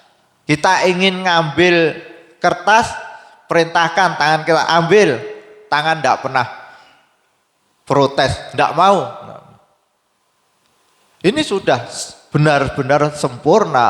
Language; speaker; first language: Indonesian; native; Indonesian